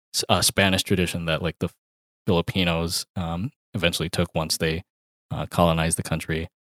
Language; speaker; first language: English; early bilingual, other home language; Filipino